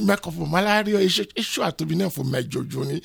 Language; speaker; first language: Hungarian; non-native, fluent; Yoruba